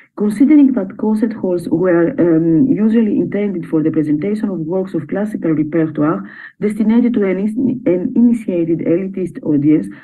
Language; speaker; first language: English; non-native, fluent; Greek